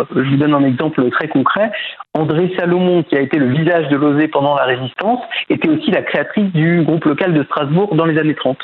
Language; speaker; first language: French; native; French